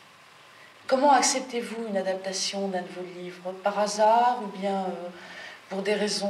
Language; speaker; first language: French; native; French